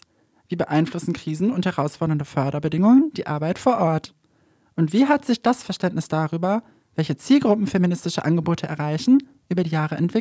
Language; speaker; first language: German; native; German